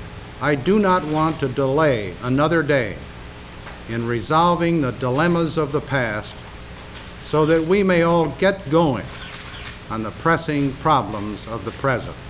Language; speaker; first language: English; native; English